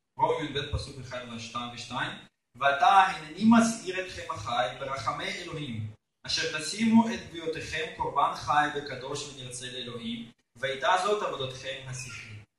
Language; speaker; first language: Hebrew; native; Hebrew